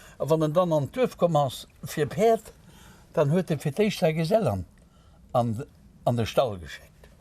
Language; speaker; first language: Luxembourgish; native; Luxembourgish